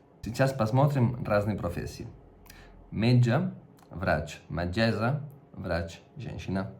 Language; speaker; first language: Russian; non-native, fluent; Catalan